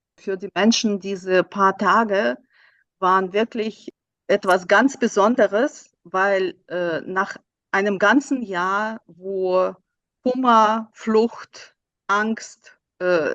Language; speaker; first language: German; non-native, fluent; Russian